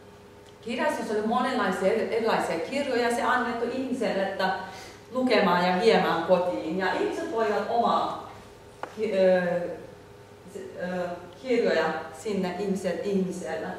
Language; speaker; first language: Finnish; non-native, fluent; Turkish